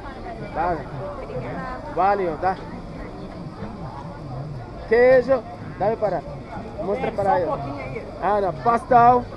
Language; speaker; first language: Portuguese; non-native, learner; Arabic